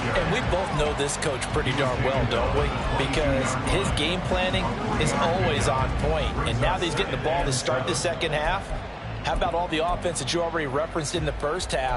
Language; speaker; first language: English; native; English